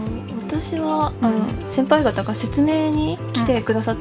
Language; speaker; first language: Japanese; native; Japanese